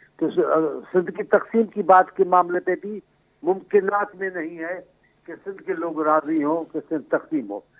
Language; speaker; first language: Urdu; non-native, local second language; Sindhi